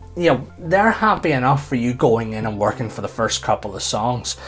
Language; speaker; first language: English; native; English